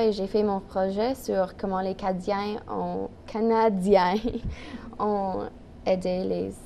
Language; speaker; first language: French; non-native, local second language; English